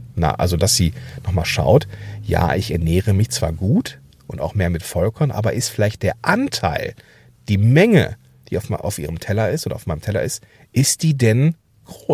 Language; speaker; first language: German; native; German